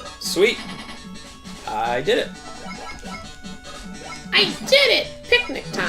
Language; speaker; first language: English; native; English